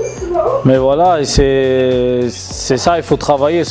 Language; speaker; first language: French; non-native, fluent; Portuguese